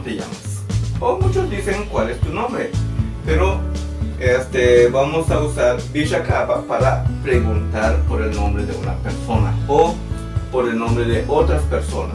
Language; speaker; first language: Spanish; non-native, local second language; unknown